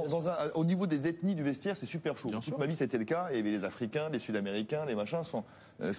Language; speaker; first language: French; native; French